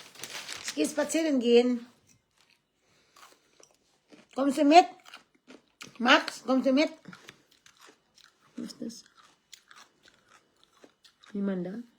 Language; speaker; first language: German; non-native, learner; Cebuano